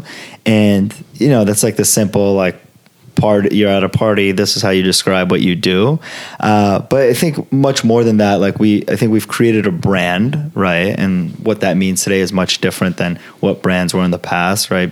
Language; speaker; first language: English; early bilingual, other home language; Italian